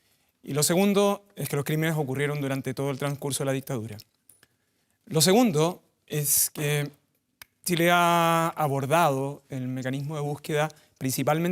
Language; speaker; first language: Spanish; native; Spanish